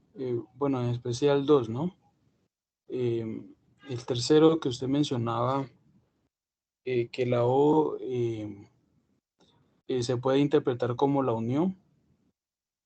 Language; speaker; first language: Spanish; native; Spanish